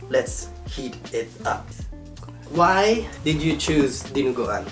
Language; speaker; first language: English; non-native, local second language; Filipino